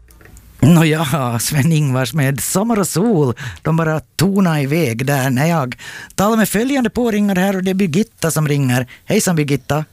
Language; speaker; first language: Swedish; native; Swedish